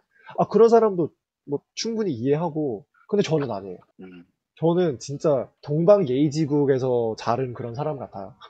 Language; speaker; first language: Korean; early bilingual, heritage; Korean